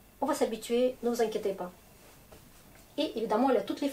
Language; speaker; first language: French; non-native, fluent; Russian